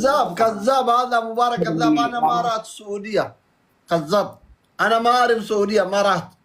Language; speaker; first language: Arabic; non-native, learner; Oromo